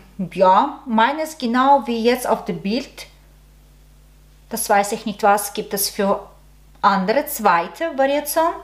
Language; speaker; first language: German; non-native, learner; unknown